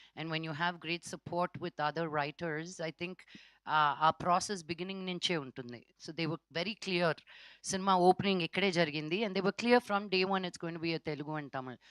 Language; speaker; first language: Telugu; native; Telugu